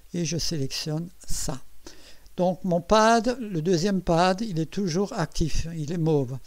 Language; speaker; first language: French; native; French